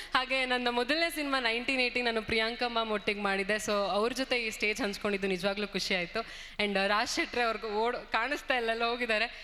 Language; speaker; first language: Kannada; native; Kannada